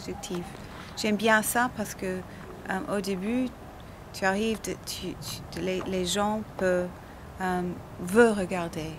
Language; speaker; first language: French; non-native, learner; English